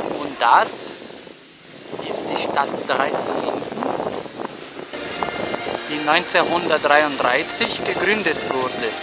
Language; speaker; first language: German; early bilingual, heritage; Portuguese